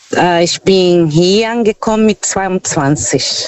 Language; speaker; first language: German; non-native, fluent; Portuguese